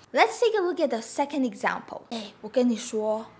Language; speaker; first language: English; non-native, fluent; Chinese